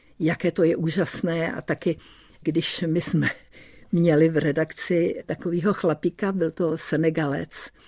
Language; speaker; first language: Czech; early bilingual, heritage; Czech